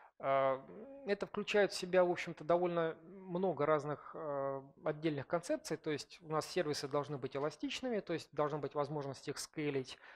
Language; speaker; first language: Russian; native; Russian